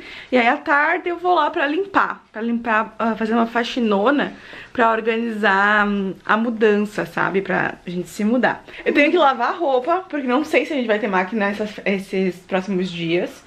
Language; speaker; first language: Portuguese; native; Portuguese